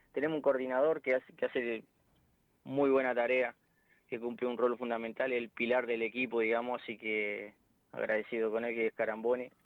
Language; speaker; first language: Spanish; native; Spanish